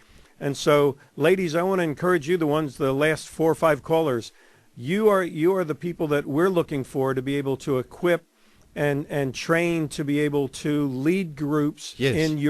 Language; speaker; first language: English; native; English